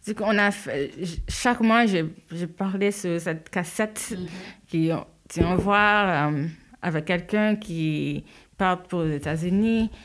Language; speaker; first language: French; non-native, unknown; Haitian Creole